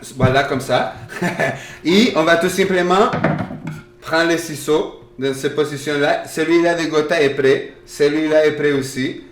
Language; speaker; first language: French; non-native, fluent; Spanish